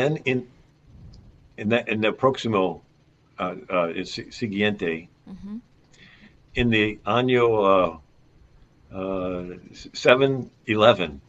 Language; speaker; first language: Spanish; non-native, learner; English